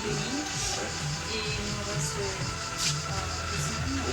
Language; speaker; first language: French; non-native, learner; Russian